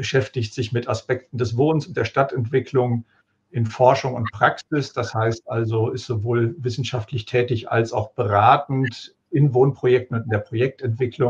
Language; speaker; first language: German; native; German